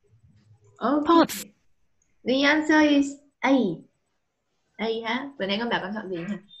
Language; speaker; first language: English; non-native, learner; Vietnamese